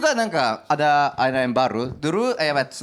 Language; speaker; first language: Indonesian; non-native, learner; Japanese